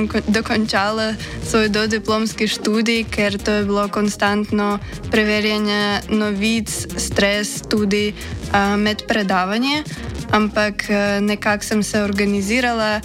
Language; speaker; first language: Slovenian; non-native, fluent; Ukrainian